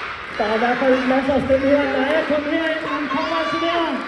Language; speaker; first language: Danish; native; Danish